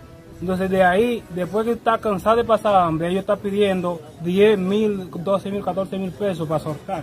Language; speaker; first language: Spanish; non-native, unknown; Haitian Creole